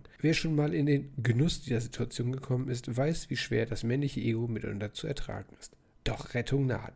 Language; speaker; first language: German; native; German